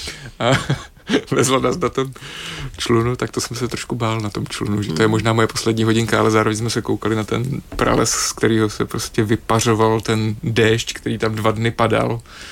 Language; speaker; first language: Czech; native; Czech